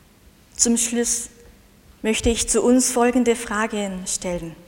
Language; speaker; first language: German; non-native, fluent; Korean